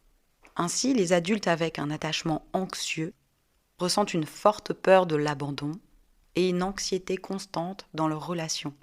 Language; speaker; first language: French; native; French